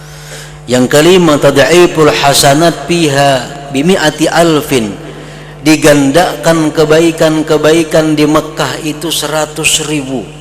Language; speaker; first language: Indonesian; non-native, local second language; Banjar